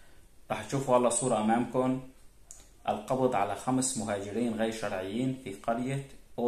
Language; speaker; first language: Arabic; native; Arabic